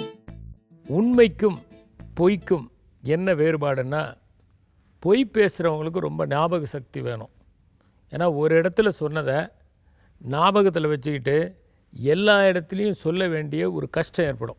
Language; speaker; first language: Tamil; native; Tamil